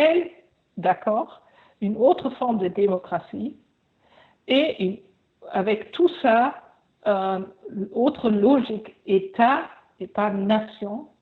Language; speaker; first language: French; non-native, fluent; German